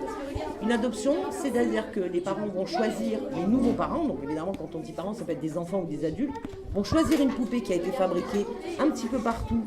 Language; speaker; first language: French; native; French